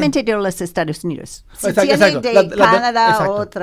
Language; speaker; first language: Spanish; non-native, learner; English